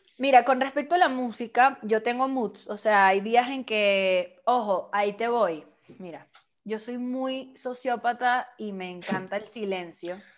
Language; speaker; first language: Spanish; native; Spanish